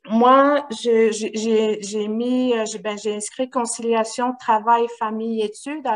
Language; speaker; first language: French; non-native, local second language; Innu-aimun